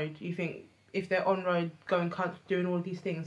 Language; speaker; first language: English; native; English